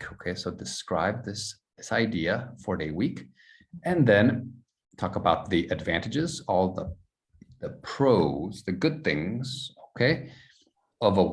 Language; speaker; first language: English; non-native, fluent; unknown